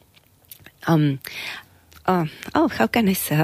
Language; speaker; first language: English; non-native, learner; Spanish